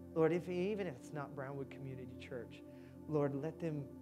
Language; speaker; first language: English; native; English